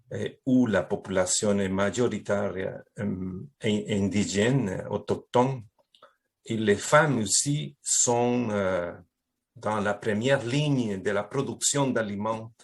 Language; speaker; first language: French; non-native, fluent; Spanish